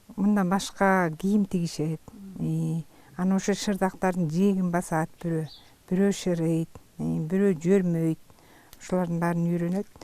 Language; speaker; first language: Kyrgyz; native; Kyrgyz